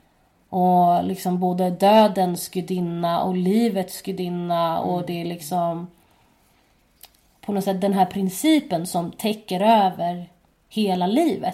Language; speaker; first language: Swedish; native; Swedish